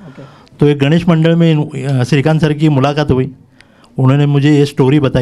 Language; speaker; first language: Hindi; non-native, fluent; Telugu